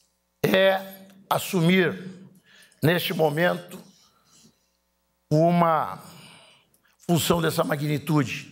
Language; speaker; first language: Portuguese; native; Portuguese